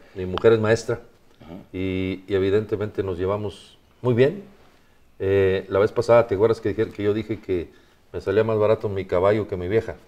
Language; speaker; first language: Spanish; native; Spanish